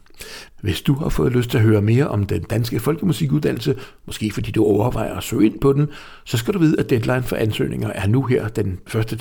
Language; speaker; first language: Danish; native; Danish